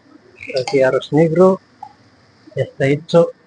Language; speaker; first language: Spanish; non-native, learner; Filipino